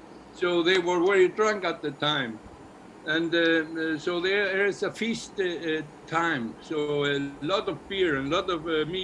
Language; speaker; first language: English; non-native, learner; Icelandic